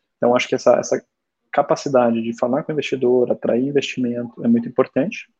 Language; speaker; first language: Portuguese; early bilingual, other home language; German